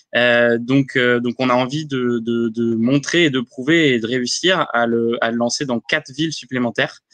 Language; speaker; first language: French; native; French